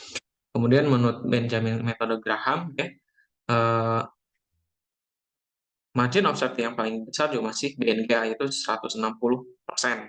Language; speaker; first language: Indonesian; native; Indonesian